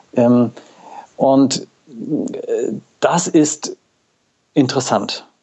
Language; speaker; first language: German; native; German